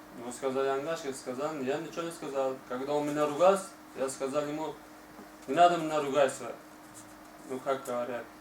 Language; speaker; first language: Russian; non-native, learner; Tajik